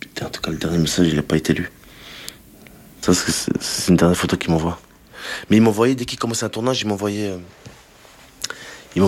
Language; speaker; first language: French; native; French